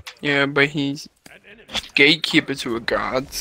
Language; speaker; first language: English; native; English